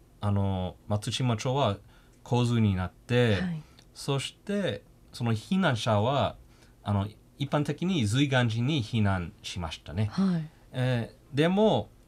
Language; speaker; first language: Japanese; non-native, fluent; English